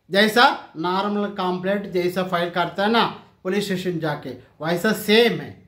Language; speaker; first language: Hindi; non-native, local second language; Telugu